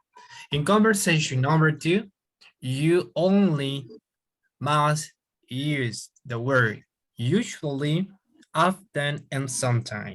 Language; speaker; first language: English; non-native, fluent; Spanish